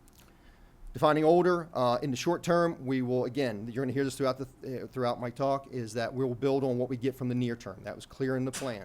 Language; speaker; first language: English; native; English